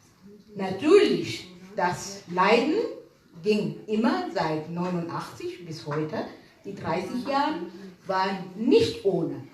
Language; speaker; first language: German; non-native, fluent; Arabic